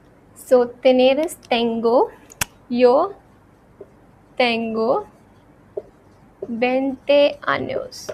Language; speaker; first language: Spanish; non-native, fluent; Hindi